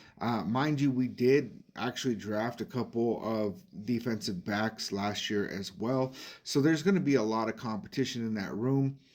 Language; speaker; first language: English; native; English